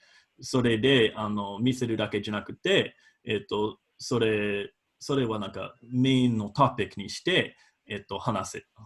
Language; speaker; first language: Japanese; non-native, fluent; English